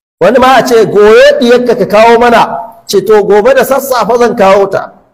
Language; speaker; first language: Hausa; native; Hausa